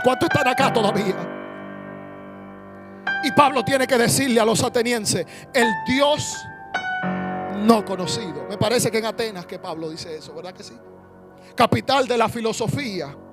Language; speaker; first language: Spanish; native; Spanish